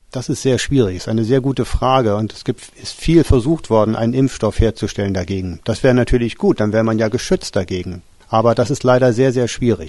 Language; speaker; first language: German; native; German